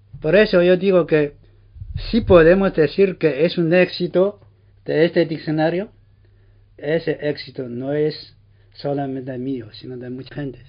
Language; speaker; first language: Spanish; non-native, fluent; Chinese